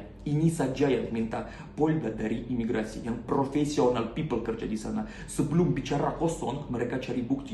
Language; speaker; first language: Indonesian; non-native, learner; Russian